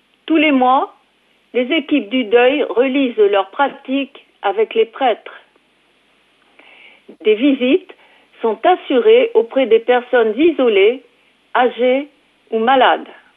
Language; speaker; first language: French; native; French